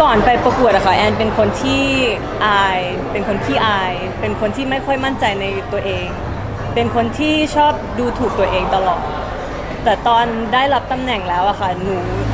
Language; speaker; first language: Thai; early bilingual, heritage; Thai